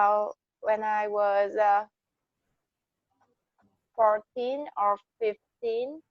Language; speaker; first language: English; non-native, learner; Vietnamese